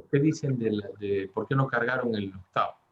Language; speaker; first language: Spanish; native; Spanish